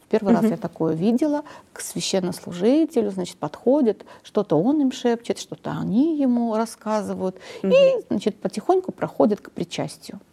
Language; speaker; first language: Russian; non-native, local second language; Armenian